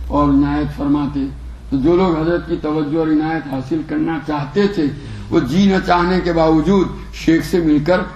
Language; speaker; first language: Urdu; non-native, local second language; Gujarati